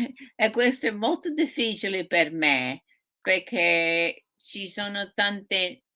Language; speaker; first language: Italian; early bilingual, heritage; Sicilian